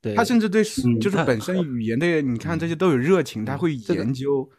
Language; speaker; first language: Chinese; native; Chinese